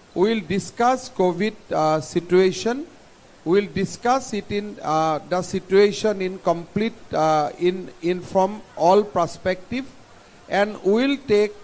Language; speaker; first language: English; non-native, local second language; Assamese